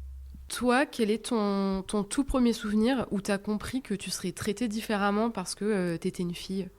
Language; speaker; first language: French; native; French